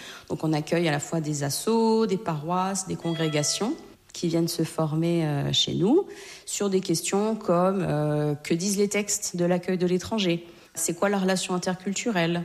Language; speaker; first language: French; native; French